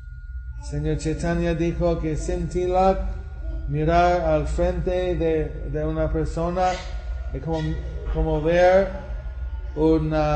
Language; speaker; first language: Spanish; non-native, fluent; English